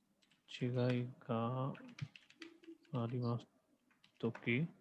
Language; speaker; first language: Japanese; non-native, fluent; Hindi